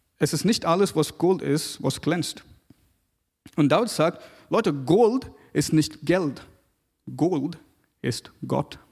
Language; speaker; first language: German; non-native, fluent; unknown